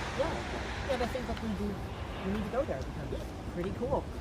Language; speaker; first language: English; native; English